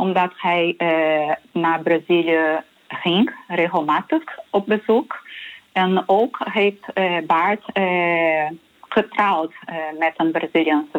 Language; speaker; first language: Dutch; non-native, learner; Portuguese